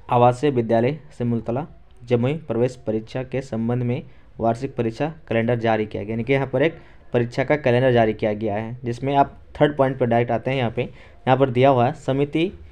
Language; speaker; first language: Hindi; native; Hindi